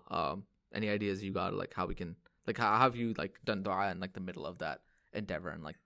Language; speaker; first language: English; early bilingual, other home language; Hindi